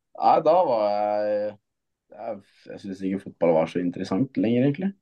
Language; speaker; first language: Norwegian; native; Norwegian